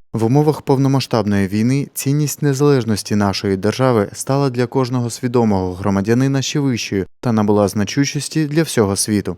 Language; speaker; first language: Ukrainian; native; Ukrainian